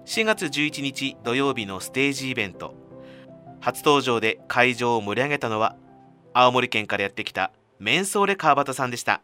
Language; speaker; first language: Japanese; native; Japanese